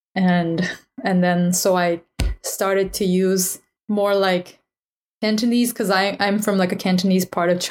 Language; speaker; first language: English; non-native, fluent; Chinese